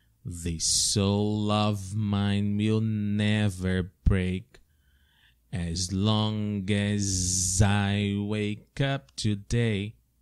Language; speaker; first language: English; non-native, fluent; Portuguese